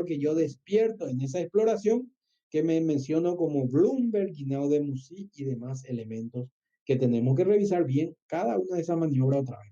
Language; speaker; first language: Spanish; native; Spanish